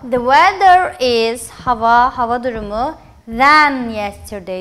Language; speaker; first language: English; non-native, fluent; Turkish